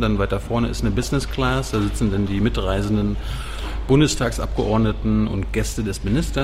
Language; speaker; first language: German; native; German